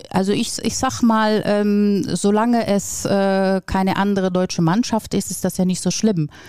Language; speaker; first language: German; non-native, fluent; Italian